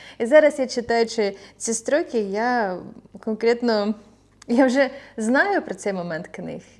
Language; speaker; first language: Ukrainian; non-native, local second language; Russian